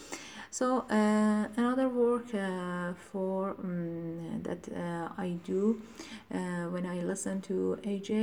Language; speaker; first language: English; non-native, learner; Persian